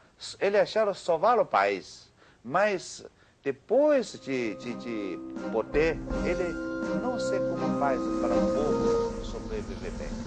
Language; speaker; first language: Portuguese; non-native, learner; Chinese